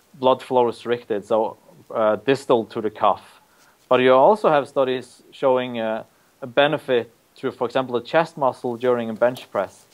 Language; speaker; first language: English; non-native, fluent; Norwegian